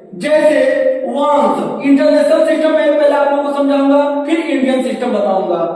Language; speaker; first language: Hindi; native; Hindi